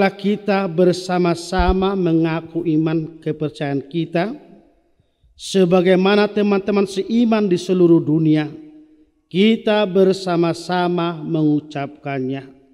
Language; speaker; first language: Indonesian; non-native, local second language; Batak Toba